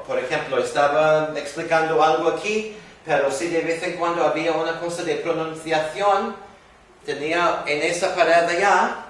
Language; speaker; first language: Spanish; non-native, fluent; English